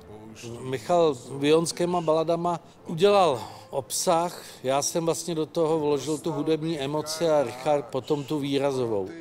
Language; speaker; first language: Czech; native; Czech